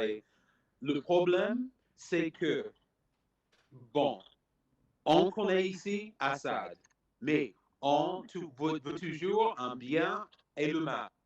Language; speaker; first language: French; non-native, fluent; English